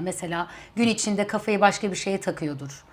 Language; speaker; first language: Turkish; native; Turkish